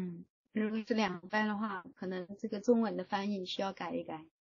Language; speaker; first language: Chinese; native; Chinese